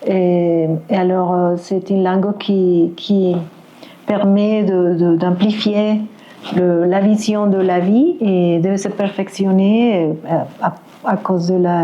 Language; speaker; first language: French; non-native, fluent; Spanish